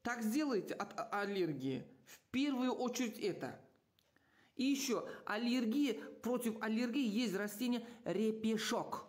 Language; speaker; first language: Russian; non-native, local second language; Uzbek